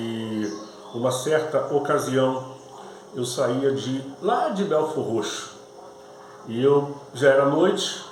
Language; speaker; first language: Portuguese; native; Portuguese